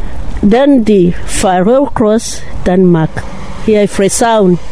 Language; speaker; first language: Danish; non-native, learner; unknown